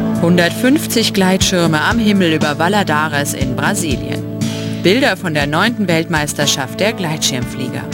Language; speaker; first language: German; native; German